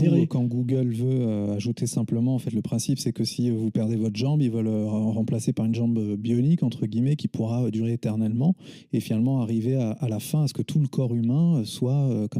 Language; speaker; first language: French; native; French